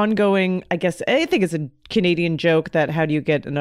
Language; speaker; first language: English; native; English